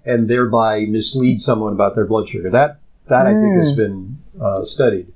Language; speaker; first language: English; native; English